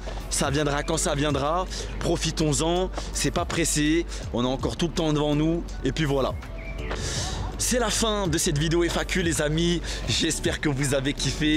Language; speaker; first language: French; native; French